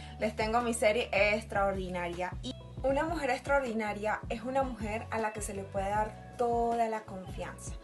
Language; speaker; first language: Spanish; native; Spanish